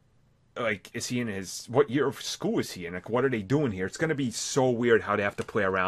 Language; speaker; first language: English; native; English